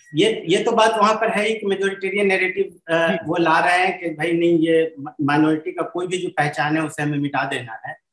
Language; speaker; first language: Hindi; native; Hindi